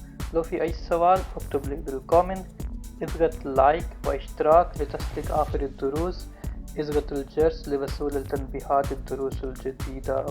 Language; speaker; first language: Arabic; non-native, learner; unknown